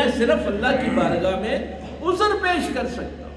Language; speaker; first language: Urdu; native; Urdu